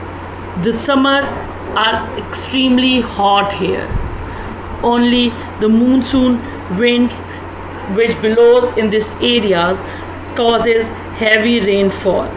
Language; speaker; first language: English; non-native, local second language; Urdu